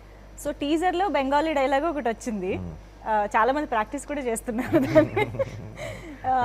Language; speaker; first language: Telugu; native; Telugu